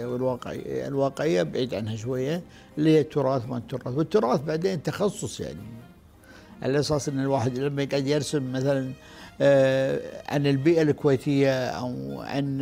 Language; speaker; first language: Arabic; native; Arabic